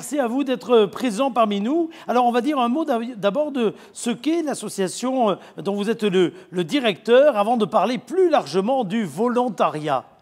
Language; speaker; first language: French; native; French